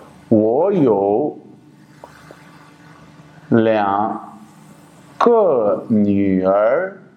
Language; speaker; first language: Chinese; non-native, fluent; Urdu